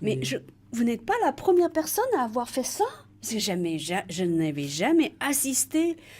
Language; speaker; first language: French; native; French